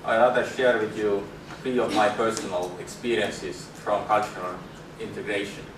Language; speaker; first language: English; non-native, fluent; Estonian